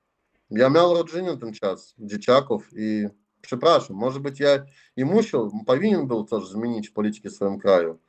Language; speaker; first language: Polish; non-native, learner; Russian